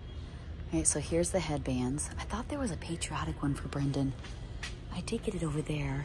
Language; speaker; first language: English; native; English